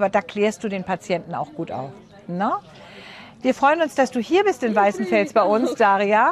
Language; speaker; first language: German; native; German